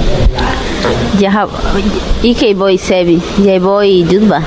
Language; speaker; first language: Danish; non-native, learner; Spanish